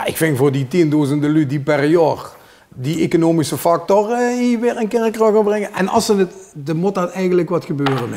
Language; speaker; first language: Dutch; native; Dutch